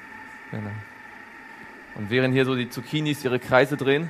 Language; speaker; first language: German; native; German